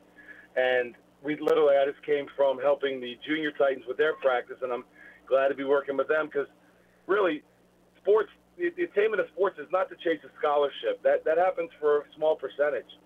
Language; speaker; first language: English; native; English